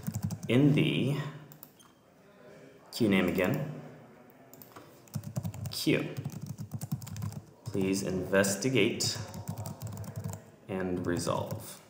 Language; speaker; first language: English; native; English